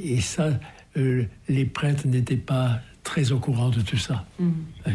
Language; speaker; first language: French; native; French